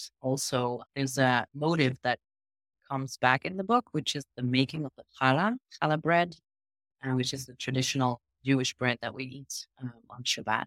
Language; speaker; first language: English; non-native, fluent; French